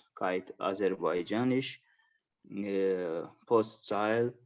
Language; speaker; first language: German; non-native, learner; Azerbaijani